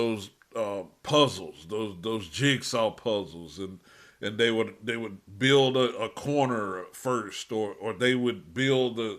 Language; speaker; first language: English; native; English